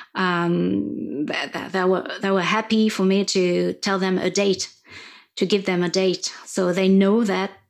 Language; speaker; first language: English; non-native, fluent; French